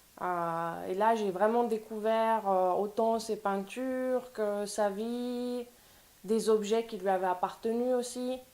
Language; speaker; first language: French; native; French